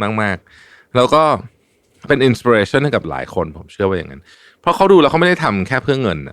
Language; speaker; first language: Thai; native; Thai